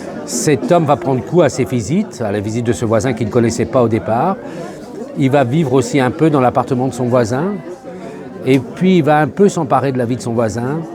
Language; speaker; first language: French; native; French